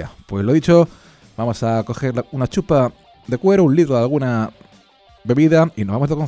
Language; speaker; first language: Spanish; native; Spanish